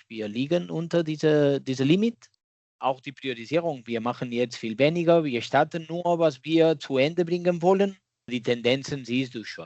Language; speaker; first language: German; non-native, fluent; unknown